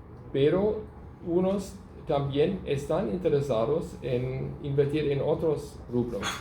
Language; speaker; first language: Spanish; non-native, fluent; German